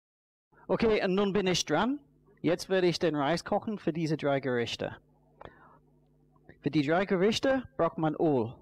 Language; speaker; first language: German; non-native, fluent; English